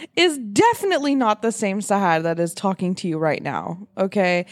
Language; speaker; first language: English; early bilingual, other home language; Persian